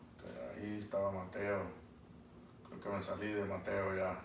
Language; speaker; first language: Spanish; native; Spanish